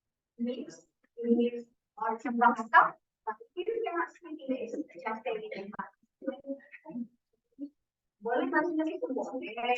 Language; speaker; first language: English; non-native, fluent; Indonesian